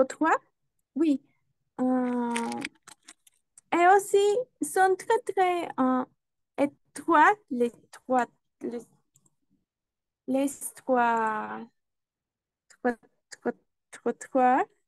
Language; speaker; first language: French; non-native, learner; Spanish